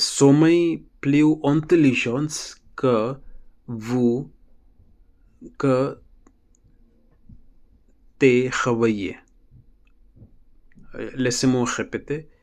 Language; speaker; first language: French; non-native, learner; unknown